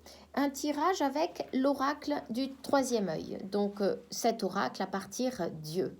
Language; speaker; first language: French; native; French